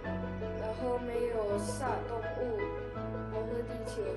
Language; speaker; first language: Chinese; non-native, local second language; Indonesian